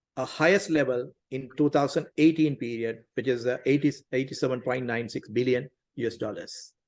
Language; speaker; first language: English; non-native, local second language; Tamil